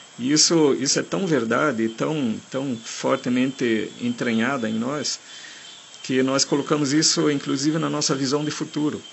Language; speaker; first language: Portuguese; non-native, fluent; German